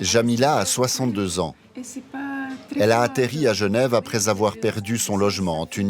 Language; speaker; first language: French; native; French